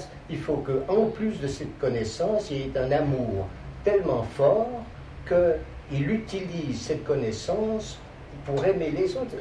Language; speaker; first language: French; native; French